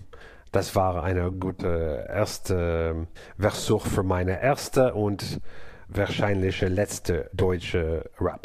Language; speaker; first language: German; non-native, learner; English